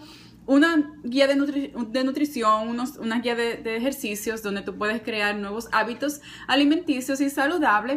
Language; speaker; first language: Spanish; native; Spanish